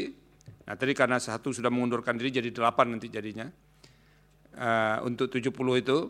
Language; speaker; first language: Indonesian; native; Indonesian